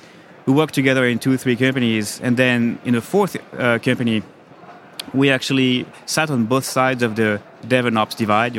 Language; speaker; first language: English; non-native, fluent; French